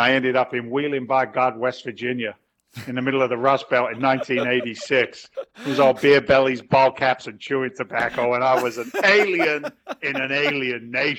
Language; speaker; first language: English; native; English